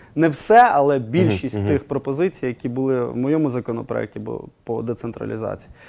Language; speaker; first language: Ukrainian; non-native, local second language; Russian